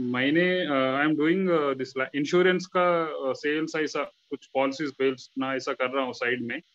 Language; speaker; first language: Hindi; non-native, local second language; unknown